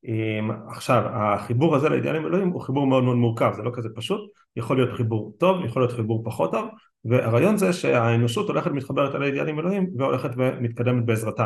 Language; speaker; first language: Hebrew; native; Hebrew